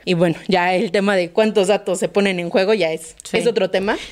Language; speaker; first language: Spanish; native; Spanish